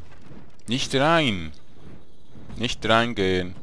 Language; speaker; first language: German; native; German